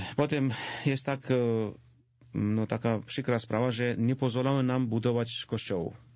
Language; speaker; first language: Polish; non-native, fluent; Georgian